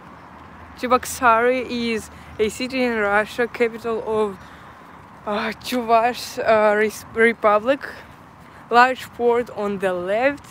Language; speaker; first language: English; non-native, learner; Russian